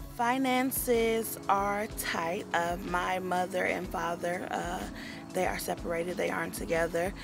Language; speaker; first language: English; native; English